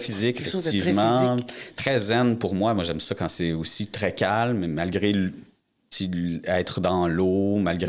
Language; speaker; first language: French; native; French